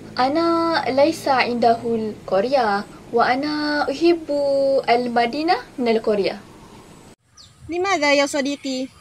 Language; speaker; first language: Arabic; non-native, learner; Malay